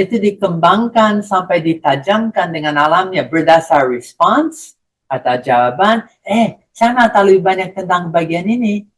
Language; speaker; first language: Indonesian; non-native, fluent; English